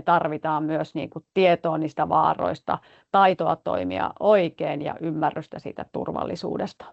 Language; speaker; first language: Finnish; native; Finnish